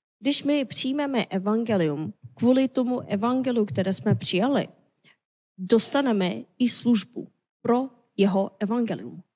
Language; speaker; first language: Czech; non-native, fluent; Korean